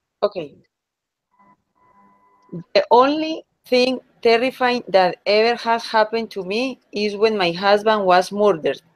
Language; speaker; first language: English; non-native, learner; Spanish